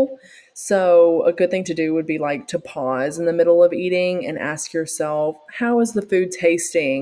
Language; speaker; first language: English; native; English